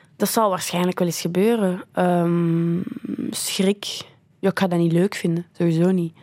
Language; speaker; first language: Dutch; native; Dutch